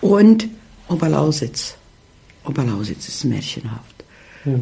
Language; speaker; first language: German; early bilingual, heritage; German